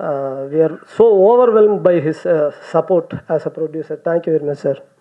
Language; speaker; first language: Tamil; native; Tamil